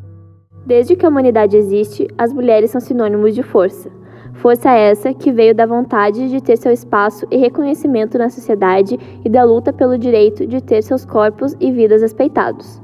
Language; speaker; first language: Portuguese; native; Portuguese